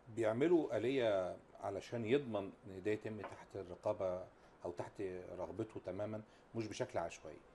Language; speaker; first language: Arabic; native; Arabic